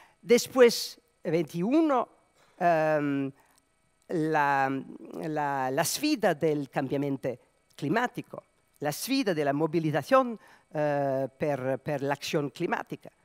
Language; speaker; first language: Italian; non-native, learner; Serbian